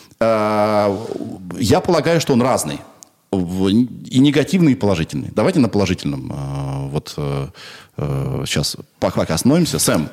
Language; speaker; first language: Russian; native; Russian